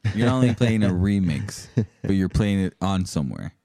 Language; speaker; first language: English; early bilingual, other home language; Spanish